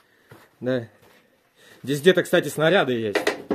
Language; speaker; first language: Russian; native; Russian